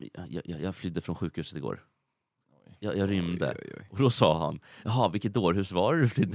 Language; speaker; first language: Swedish; native; Swedish